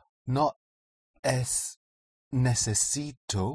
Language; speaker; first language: Spanish; non-native, learner; English